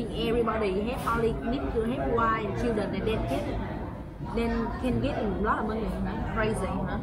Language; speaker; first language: English; non-native, learner; Vietnamese